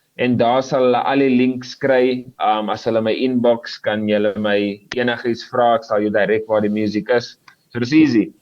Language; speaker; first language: Afrikaans; native; Afrikaans